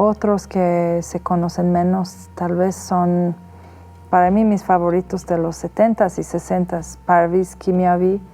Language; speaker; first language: Spanish; non-native, fluent; Persian